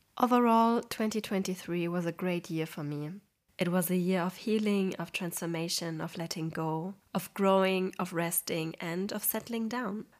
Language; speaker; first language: English; non-native, fluent; Polish